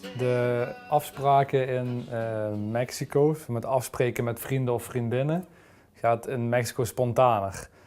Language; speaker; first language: Dutch; native; Dutch